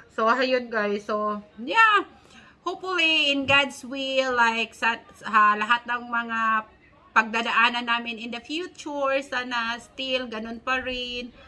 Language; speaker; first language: Filipino; non-native, local second language; Cebuano